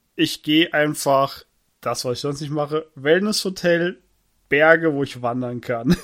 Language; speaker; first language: German; native; German